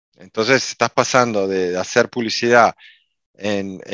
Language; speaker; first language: Spanish; native; Spanish